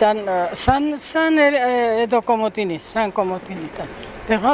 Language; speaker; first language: Greek; early bilingual, heritage; Greek